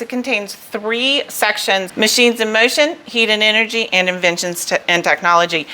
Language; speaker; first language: English; native; English